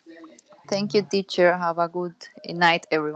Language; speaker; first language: English; non-native, learner; Spanish